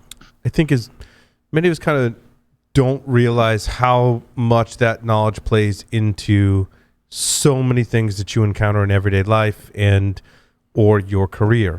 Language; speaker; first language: English; native; English